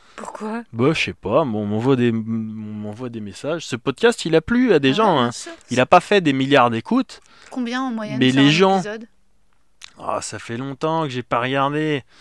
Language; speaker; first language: French; native; French